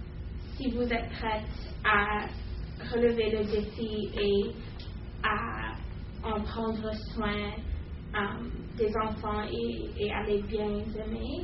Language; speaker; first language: French; non-native, learner; English